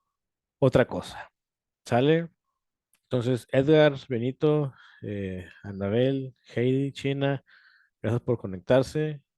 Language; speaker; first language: Spanish; native; Spanish